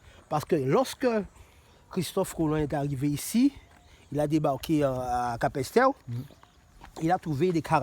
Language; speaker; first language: French; non-native, local second language; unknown